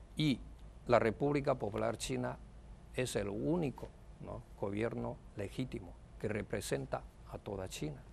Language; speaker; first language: Spanish; non-native, fluent; Chinese